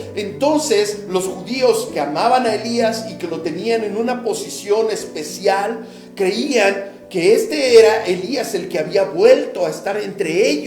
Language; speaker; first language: Spanish; native; Spanish